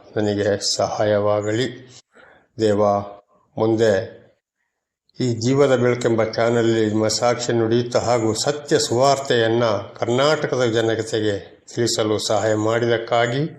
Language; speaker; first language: Kannada; native; Kannada